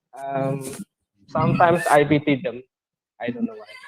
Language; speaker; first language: English; non-native, learner; Indonesian